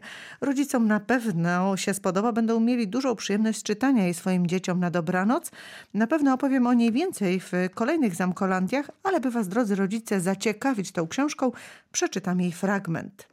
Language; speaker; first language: Polish; native; Polish